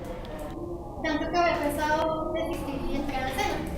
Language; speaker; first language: Spanish; native; Spanish